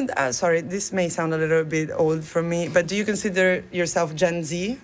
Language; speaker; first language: English; non-native, fluent; Italian